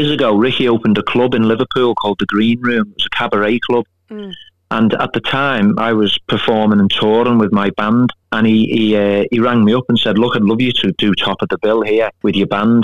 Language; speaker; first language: English; native; English